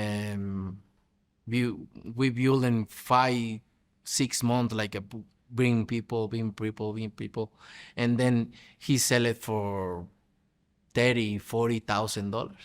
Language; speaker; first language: English; non-native, fluent; Spanish